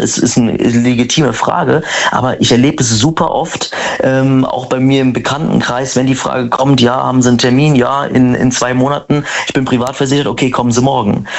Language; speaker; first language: German; native; German